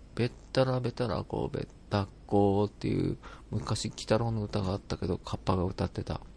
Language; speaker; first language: Japanese; native; Japanese